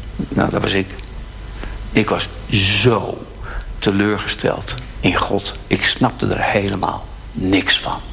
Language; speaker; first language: Dutch; native; Dutch